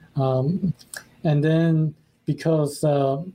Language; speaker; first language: English; non-native, fluent; Chinese